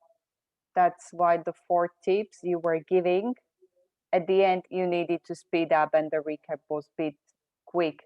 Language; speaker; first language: English; non-native, fluent; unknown